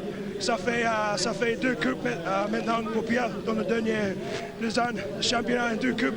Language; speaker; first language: French; non-native, fluent; English